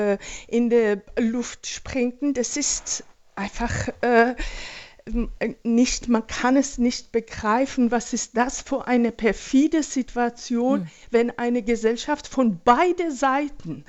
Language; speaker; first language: German; non-native, fluent; Persian